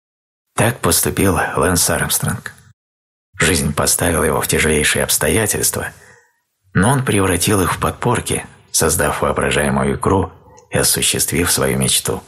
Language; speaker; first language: Russian; native; Russian